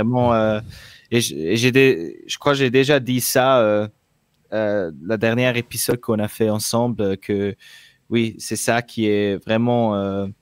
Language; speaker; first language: French; non-native, local second language; German